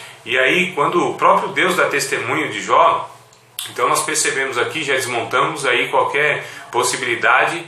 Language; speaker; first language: Portuguese; native; Portuguese